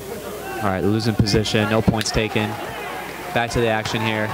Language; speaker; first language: English; native; English